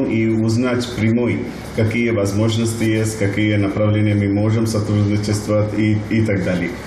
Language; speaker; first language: Russian; non-native, learner; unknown